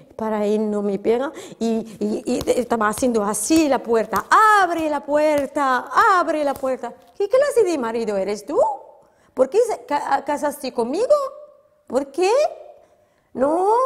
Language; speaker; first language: Spanish; non-native, fluent; Arabic